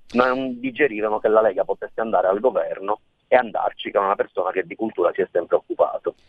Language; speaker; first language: Italian; native; Italian